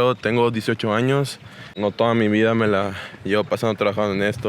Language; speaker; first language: Spanish; native; Spanish